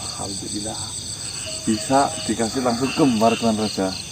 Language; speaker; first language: Indonesian; native; Indonesian